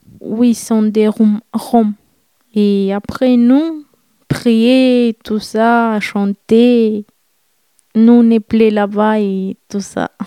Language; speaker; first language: French; non-native, learner; Romany